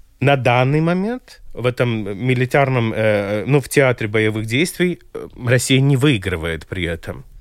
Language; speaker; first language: Russian; non-native, local second language; Latvian